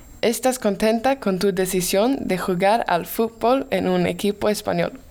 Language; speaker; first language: Spanish; non-native, learner; Swedish